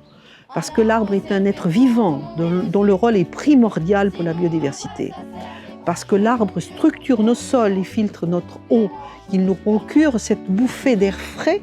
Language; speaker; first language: French; native; French